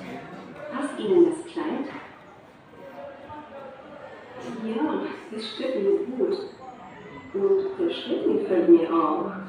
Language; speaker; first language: German; non-native, learner; Indonesian